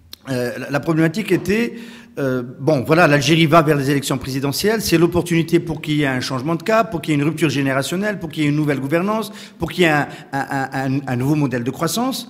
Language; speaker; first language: French; non-native, local second language; Arabic